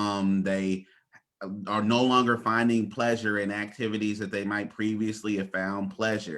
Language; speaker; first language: English; native; English